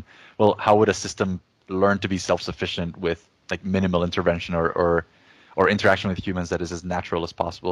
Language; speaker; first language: English; early bilingual, other home language; Spanish